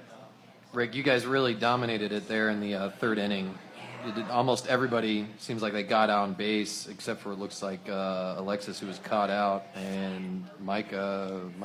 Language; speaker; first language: English; native; English